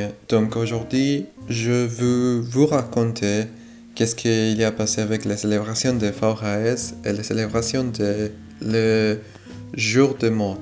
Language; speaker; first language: French; non-native, fluent; Spanish